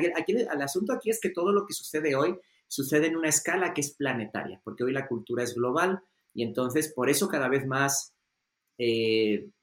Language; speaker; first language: Spanish; native; Spanish